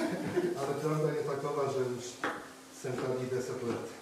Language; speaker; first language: Czech; non-native, fluent; Polish